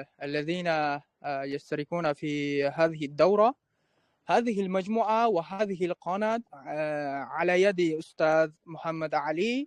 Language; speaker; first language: Arabic; non-native, fluent; Uzbek